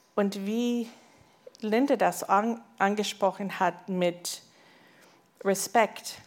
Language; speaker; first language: German; non-native, fluent; English